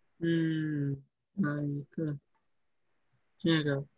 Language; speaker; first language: Chinese; early bilingual, heritage; English